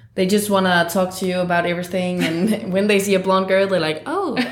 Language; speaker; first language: English; non-native, fluent; Danish